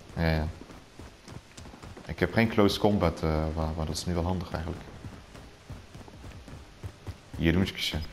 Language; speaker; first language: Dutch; early bilingual, other home language; Turkish